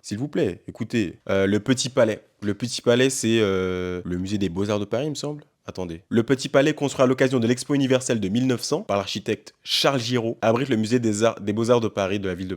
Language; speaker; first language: French; native; French